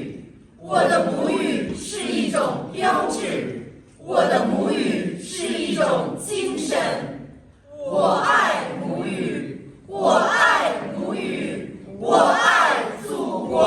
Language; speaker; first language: Chinese; non-native, learner; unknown